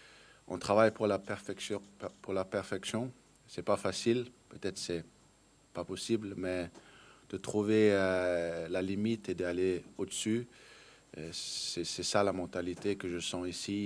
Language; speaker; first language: French; non-native, fluent; Danish